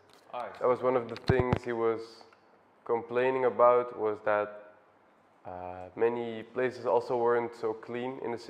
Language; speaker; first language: English; non-native, fluent; Dutch